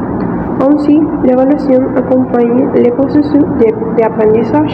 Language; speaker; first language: French; non-native, fluent; Spanish